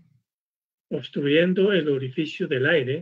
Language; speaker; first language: Spanish; native; Spanish